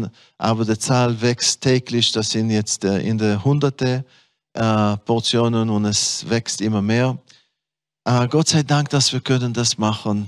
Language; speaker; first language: German; non-native, fluent; Hebrew